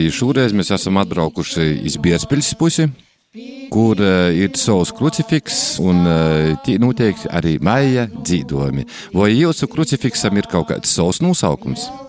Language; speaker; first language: Latvian; native; Latvian